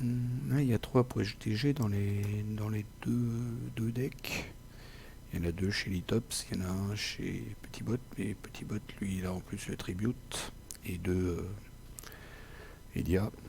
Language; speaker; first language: French; native; French